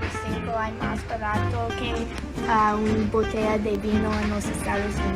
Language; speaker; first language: Spanish; non-native, learner; English